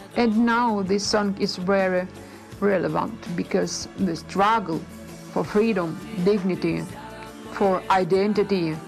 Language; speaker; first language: English; non-native, fluent; Ukrainian